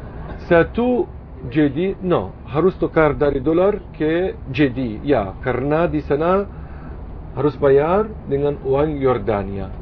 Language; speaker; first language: Indonesian; non-native, fluent; Arabic